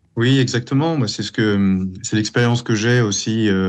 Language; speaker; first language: French; native; French